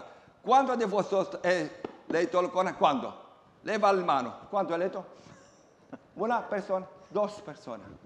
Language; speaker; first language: Spanish; non-native, learner; Romanian